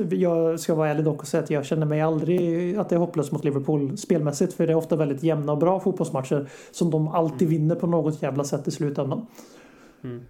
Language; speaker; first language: Swedish; native; Swedish